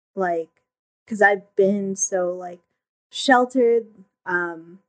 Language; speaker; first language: English; early bilingual, other home language; Filipino